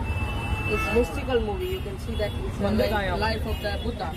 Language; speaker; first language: English; non-native, learner; Hindi